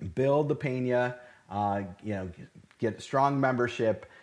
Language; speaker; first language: English; native; English